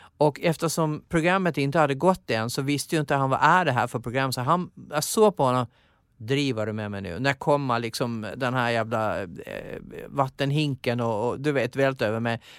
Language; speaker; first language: Swedish; native; Swedish